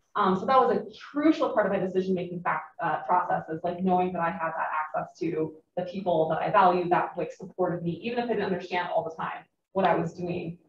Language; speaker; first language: English; native; English